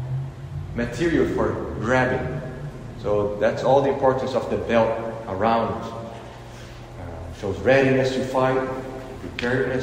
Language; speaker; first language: English; non-native, fluent; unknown